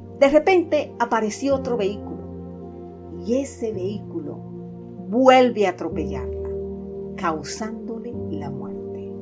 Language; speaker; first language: Spanish; native; Spanish